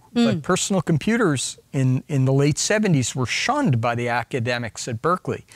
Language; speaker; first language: English; native; English